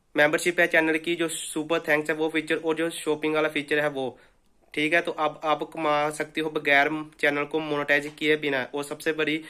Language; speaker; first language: Hindi; native; Hindi